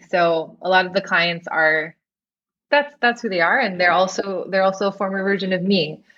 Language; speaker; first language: English; native; English